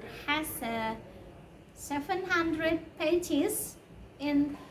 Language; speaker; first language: English; non-native, learner; Indonesian